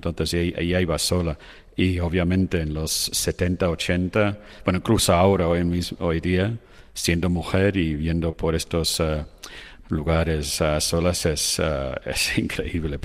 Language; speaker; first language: Spanish; non-native, fluent; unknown